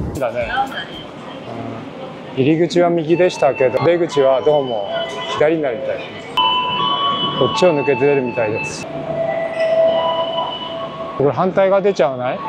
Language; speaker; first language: Japanese; native; Japanese